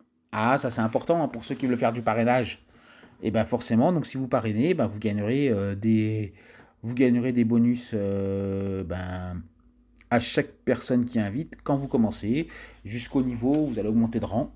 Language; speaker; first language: French; native; French